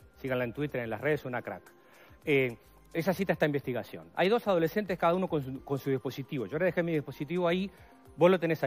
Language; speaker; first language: Spanish; native; Spanish